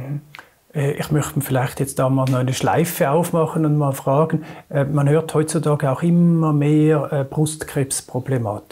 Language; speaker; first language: German; native; German